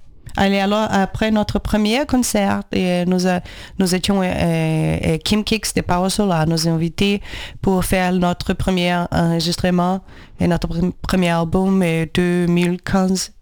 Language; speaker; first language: French; non-native, learner; Portuguese